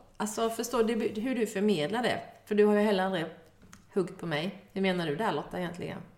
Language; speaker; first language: Swedish; native; Swedish